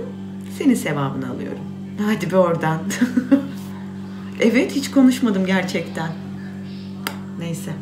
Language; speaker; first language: Turkish; native; Turkish